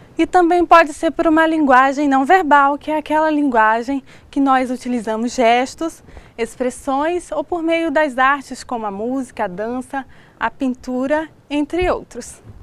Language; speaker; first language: Portuguese; native; Portuguese